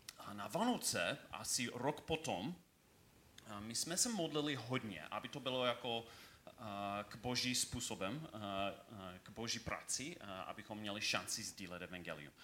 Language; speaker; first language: Czech; non-native, learner; English